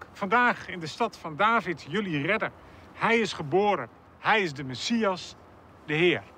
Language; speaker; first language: Dutch; native; Dutch